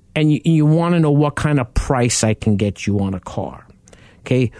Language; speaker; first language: English; native; English